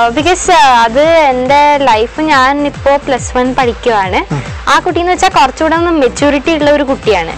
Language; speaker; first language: Malayalam; non-native, local second language; Konkani